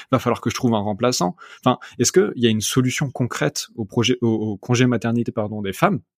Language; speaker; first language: French; native; French